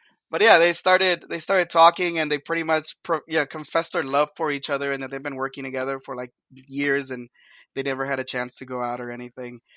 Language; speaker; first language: English; native; English